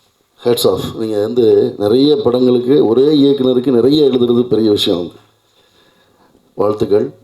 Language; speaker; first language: Tamil; native; Tamil